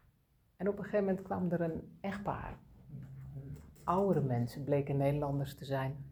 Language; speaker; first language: Dutch; native; Dutch